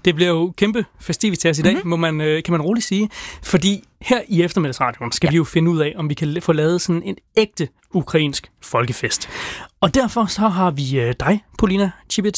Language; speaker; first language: Danish; native; Danish